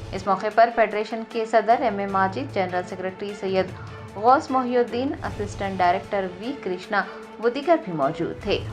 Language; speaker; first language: Urdu; native; Urdu